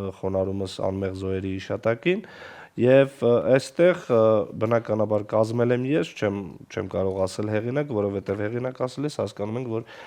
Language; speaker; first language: Armenian; non-native, local second language; Kurdish